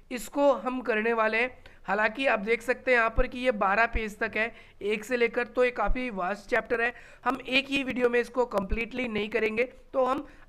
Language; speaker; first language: Hindi; native; Hindi